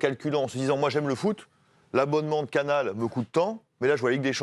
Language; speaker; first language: French; native; French